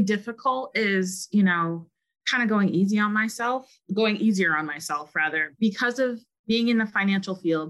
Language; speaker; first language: English; native; English